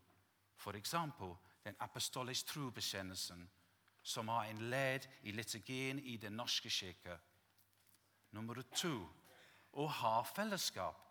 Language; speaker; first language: Norwegian; non-native, fluent; English